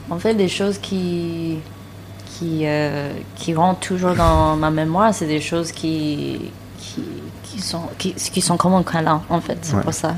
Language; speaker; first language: French; non-native, learner; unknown